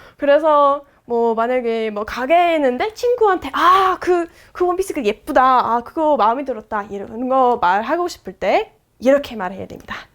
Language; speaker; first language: Korean; non-native, fluent; English